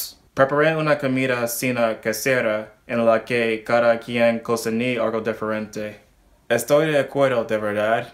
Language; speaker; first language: Spanish; non-native, learner; English